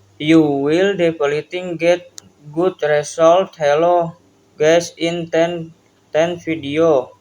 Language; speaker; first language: English; non-native, learner; Indonesian